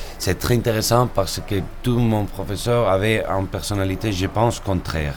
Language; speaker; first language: French; non-native, learner; Spanish